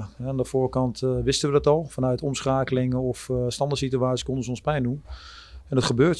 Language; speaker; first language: Dutch; native; Dutch